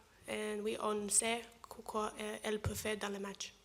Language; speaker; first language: French; non-native, learner; English